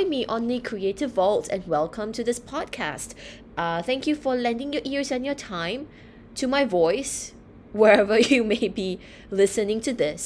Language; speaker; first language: English; native; English